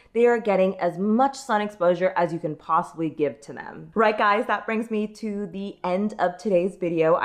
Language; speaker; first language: English; native; English